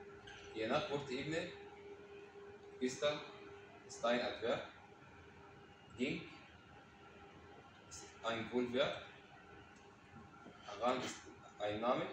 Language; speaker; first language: German; non-native, learner; Arabic